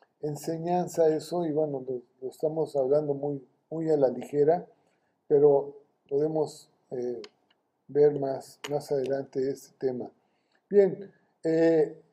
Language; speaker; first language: Spanish; native; Spanish